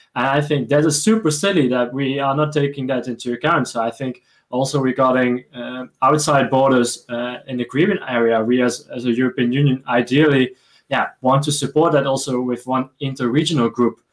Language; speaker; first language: English; non-native, fluent; Dutch